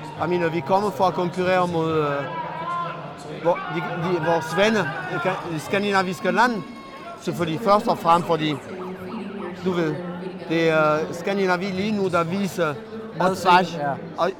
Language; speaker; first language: Danish; non-native, fluent; French